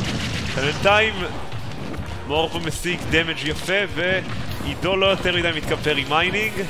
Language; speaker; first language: Hebrew; native; Hebrew